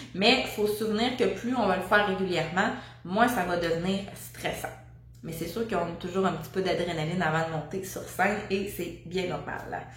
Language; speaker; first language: French; native; French